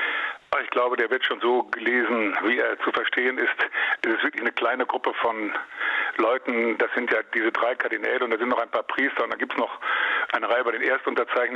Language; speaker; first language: German; native; German